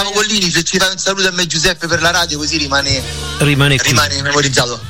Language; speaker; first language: Italian; native; Italian